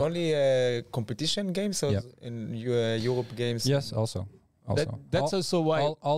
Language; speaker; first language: English; non-native, fluent; Hebrew